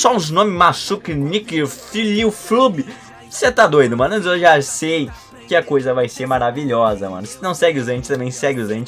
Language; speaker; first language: Portuguese; native; Portuguese